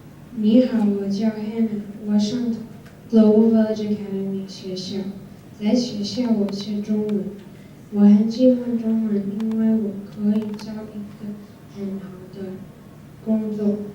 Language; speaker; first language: Chinese; non-native, learner; English